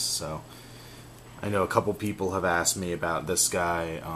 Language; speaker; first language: English; native; English